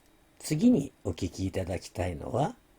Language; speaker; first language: Japanese; native; Japanese